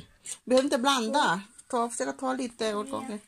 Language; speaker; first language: Swedish; non-native, learner; Thai